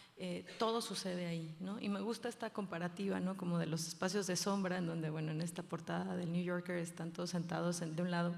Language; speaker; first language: Spanish; native; Spanish